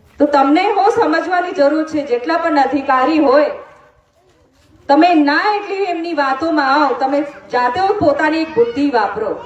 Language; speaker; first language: Gujarati; non-native, local second language; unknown